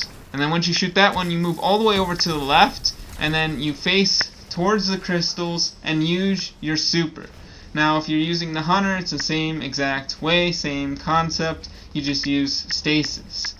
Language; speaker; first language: English; native; English